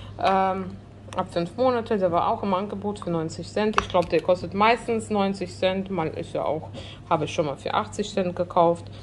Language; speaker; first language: German; early bilingual, other home language; Russian